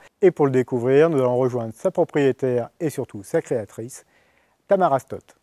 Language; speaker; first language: French; native; French